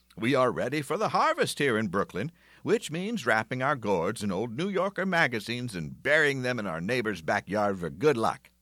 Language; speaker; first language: English; native; English